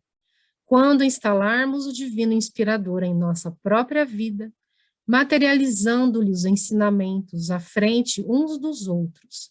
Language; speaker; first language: Portuguese; native; Portuguese